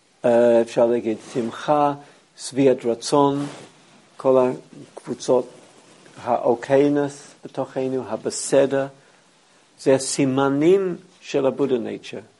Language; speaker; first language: Hebrew; non-native, fluent; English